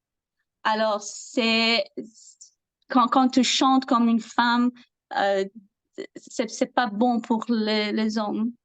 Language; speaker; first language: French; non-native, learner; Persian